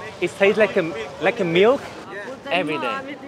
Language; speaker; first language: English; non-native, learner; Vietnamese